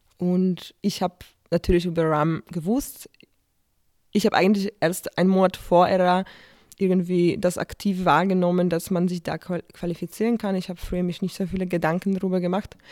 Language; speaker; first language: German; non-native, fluent; Polish